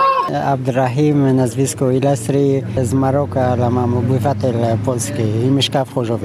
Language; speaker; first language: Polish; non-native, learner; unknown